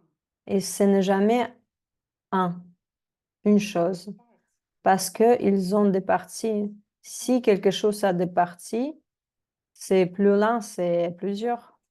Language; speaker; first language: French; non-native, fluent; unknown